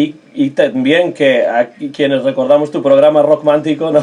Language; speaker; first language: Spanish; native; Spanish